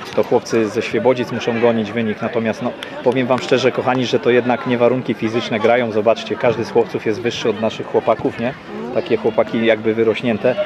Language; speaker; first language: Polish; native; Polish